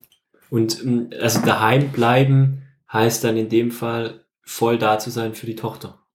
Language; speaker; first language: German; native; German